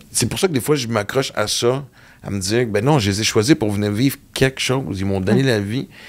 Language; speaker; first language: French; native; French